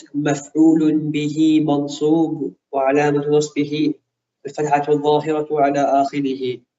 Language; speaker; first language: Arabic; non-native, learner; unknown